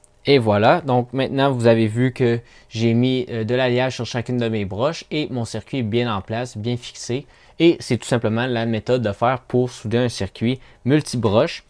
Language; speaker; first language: French; native; French